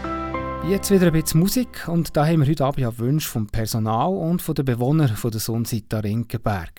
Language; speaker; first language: German; native; German